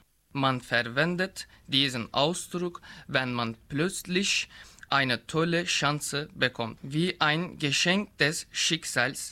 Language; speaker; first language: German; non-native, learner; Turkish